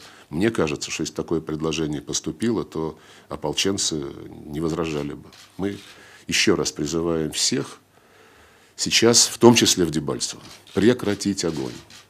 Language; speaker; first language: Russian; native; Russian